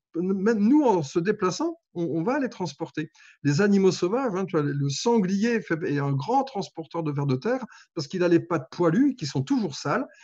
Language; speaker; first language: French; native; French